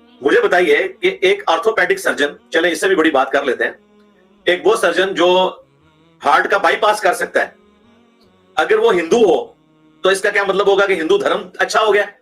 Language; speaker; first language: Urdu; native; Urdu